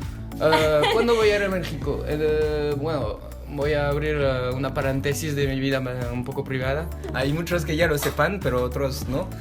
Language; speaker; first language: Spanish; non-native, fluent; French